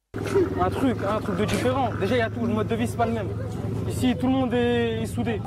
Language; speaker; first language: French; native; French